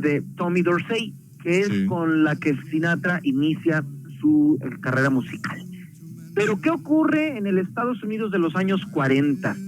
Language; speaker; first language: Spanish; native; Spanish